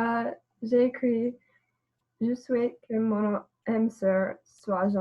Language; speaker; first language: French; non-native, learner; English